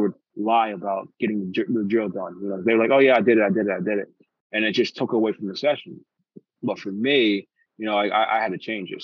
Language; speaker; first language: English; native; English